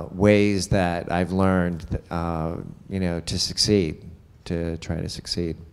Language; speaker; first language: English; native; English